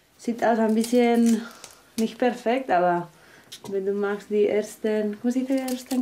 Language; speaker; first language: German; non-native, learner; Spanish